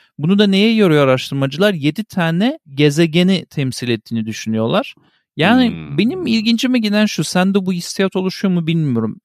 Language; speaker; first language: Turkish; native; Turkish